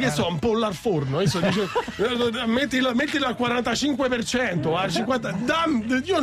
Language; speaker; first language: Italian; native; Italian